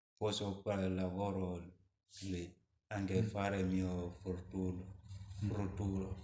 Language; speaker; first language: Italian; non-native, learner; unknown